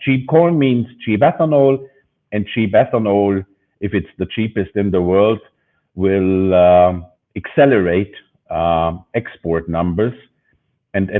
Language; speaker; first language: English; non-native, fluent; German